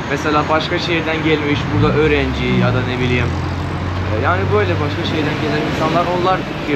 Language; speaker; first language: Turkish; non-native, fluent; Persian